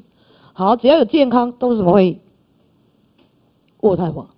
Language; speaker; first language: Chinese; native; Chinese